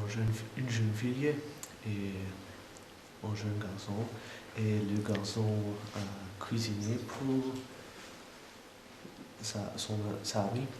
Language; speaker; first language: French; non-native, learner; German